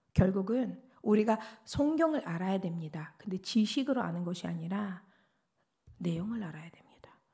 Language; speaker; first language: Korean; non-native, fluent; Russian